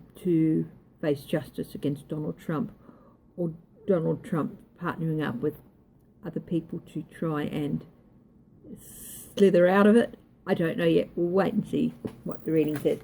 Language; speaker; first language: English; native; English